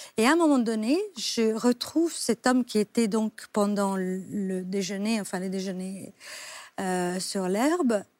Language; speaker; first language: French; non-native, fluent; Italian